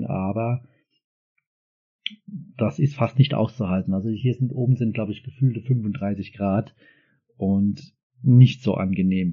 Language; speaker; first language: German; native; German